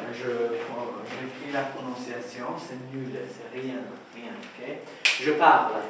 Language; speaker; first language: French; non-native, fluent; Persian